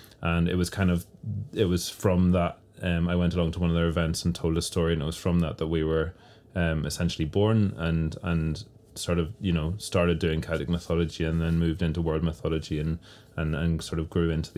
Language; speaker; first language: English; native; English